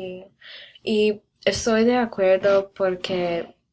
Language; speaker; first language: Spanish; non-native, learner; English